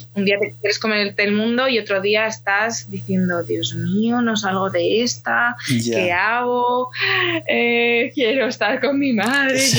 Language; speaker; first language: Spanish; early bilingual, other home language; Ukrainian